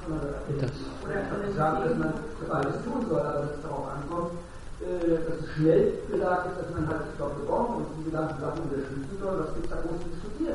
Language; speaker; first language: German; native; German